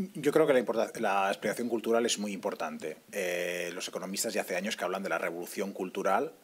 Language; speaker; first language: Spanish; non-native, local second language; Catalan